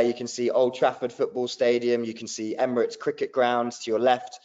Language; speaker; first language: English; native; English